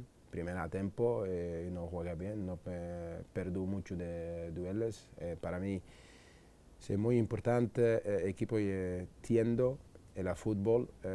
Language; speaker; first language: Spanish; non-native, learner; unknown